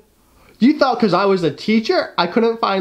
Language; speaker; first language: English; native; English